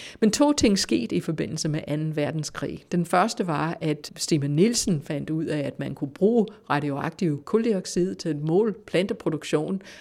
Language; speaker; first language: Danish; non-native, fluent; English